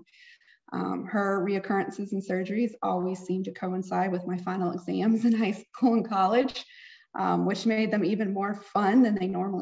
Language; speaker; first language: English; native; English